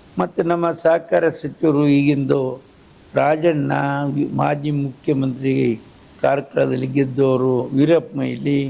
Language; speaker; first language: Kannada; native; Kannada